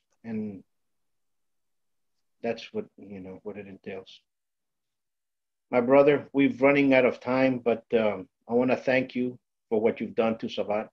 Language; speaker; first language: English; native; English